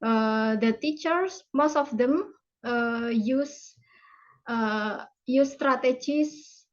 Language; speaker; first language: English; non-native, fluent; Indonesian